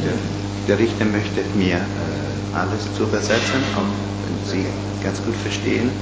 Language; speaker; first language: German; non-native, learner; Italian